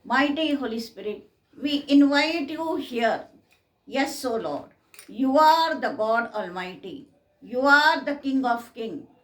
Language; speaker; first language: English; non-native, local second language; Kannada